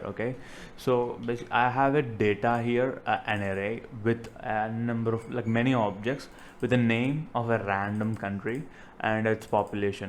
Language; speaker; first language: English; non-native, local second language; Telugu